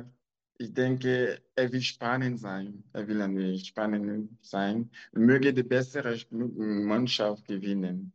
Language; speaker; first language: German; non-native, learner; French